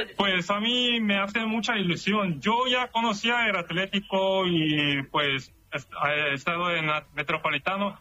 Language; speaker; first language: Spanish; non-native, learner; Korean